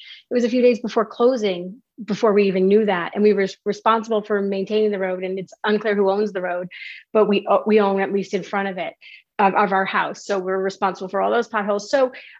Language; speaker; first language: English; native; English